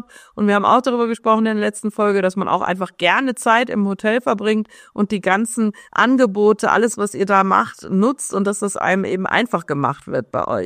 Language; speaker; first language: German; native; German